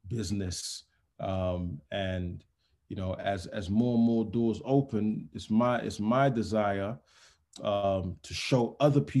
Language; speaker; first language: English; non-native, local second language; Yoruba